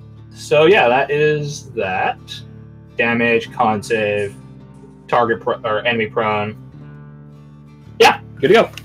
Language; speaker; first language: English; native; English